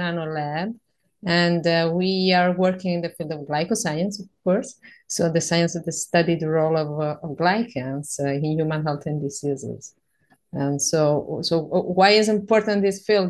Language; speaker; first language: English; non-native, fluent; Italian